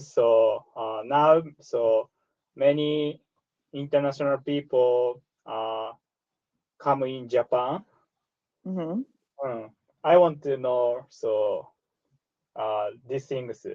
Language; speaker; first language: English; non-native, learner; Japanese